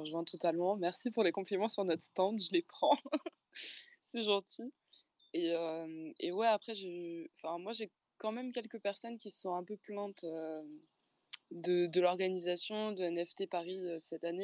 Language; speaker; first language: French; native; French